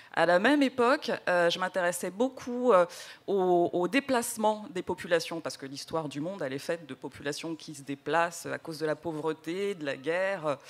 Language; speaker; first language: French; native; French